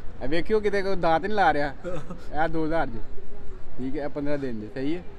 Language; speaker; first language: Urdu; non-native, local second language; Punjabi